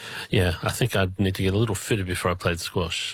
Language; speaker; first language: English; native; English